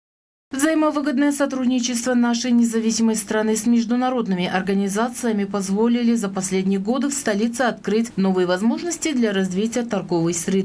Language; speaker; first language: Russian; non-native, local second language; Tajik